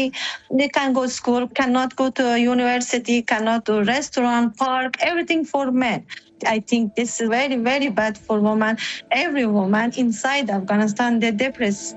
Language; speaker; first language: English; non-native, learner; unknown